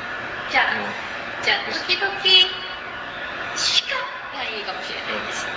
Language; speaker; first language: Japanese; native; Japanese